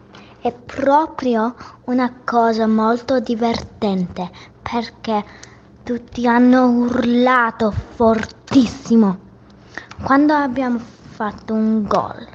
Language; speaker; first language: Italian; early bilingual, heritage; Italian